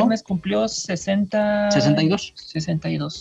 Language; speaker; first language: Spanish; native; Spanish